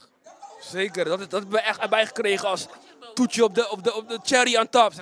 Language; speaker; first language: Dutch; native; Dutch